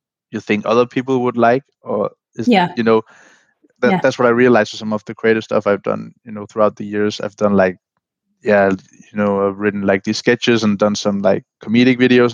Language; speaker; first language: English; non-native, fluent; Danish